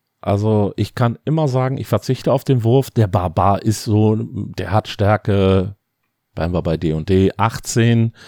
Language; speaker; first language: German; native; German